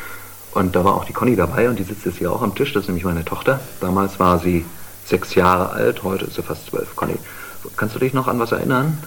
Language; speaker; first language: German; native; German